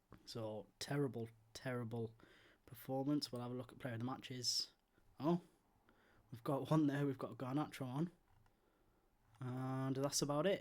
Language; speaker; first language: English; native; English